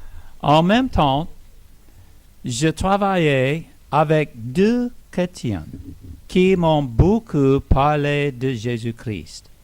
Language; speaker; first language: French; non-native, learner; English